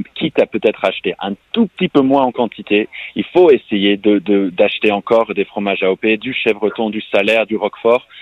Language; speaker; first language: French; non-native, fluent; English